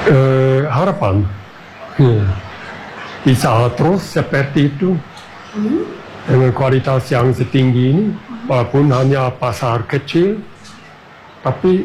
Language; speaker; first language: Indonesian; non-native, fluent; German